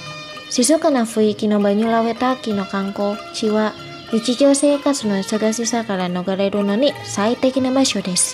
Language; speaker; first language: Japanese; non-native, fluent; Indonesian